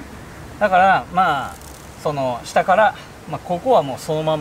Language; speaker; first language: Japanese; native; Japanese